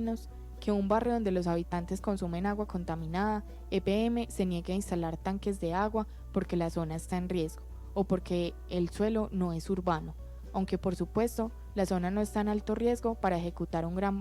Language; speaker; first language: Spanish; native; Spanish